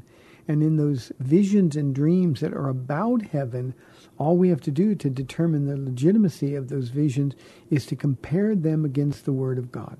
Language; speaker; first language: English; native; English